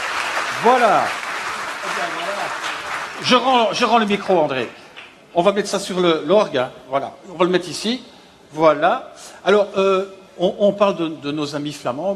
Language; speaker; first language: French; native; French